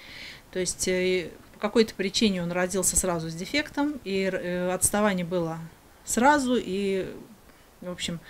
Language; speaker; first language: Russian; native; Russian